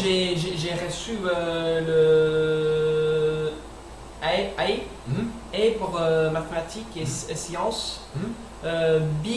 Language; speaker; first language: French; non-native, learner; English